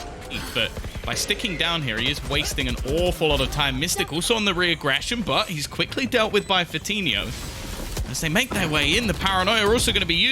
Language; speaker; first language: English; native; English